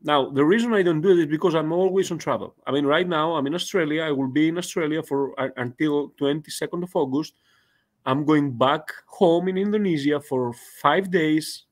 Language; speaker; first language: English; non-native, fluent; Greek